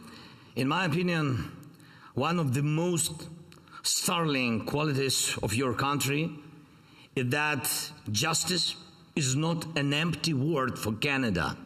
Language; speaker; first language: English; non-native, fluent; Ukrainian